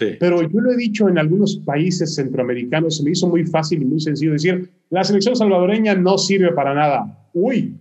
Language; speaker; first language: Spanish; early bilingual, other home language; Hebrew